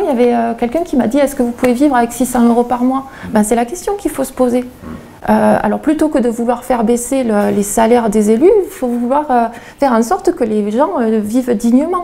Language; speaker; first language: French; native; French